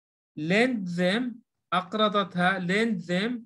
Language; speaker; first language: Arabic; non-native, fluent; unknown